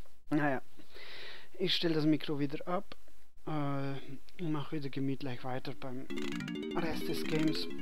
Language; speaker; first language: German; native; German